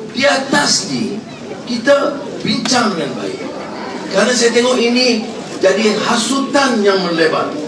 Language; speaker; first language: Malay; native; Malay